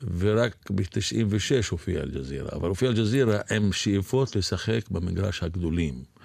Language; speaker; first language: Hebrew; non-native, local second language; Arabic